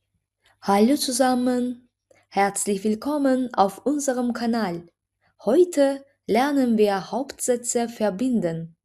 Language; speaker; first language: German; non-native, fluent; Azerbaijani